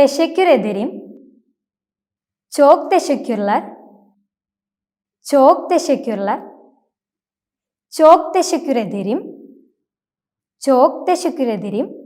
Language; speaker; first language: Turkish; non-native, fluent; Malayalam